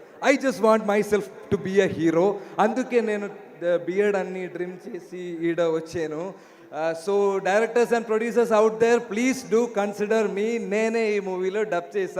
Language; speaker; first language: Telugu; non-native, learner; Malayalam